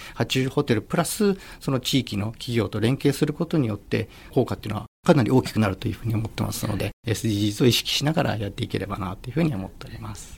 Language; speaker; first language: Japanese; native; Japanese